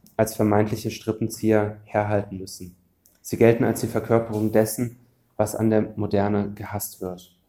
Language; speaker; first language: German; native; German